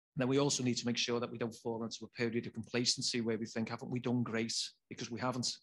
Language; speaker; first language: English; native; English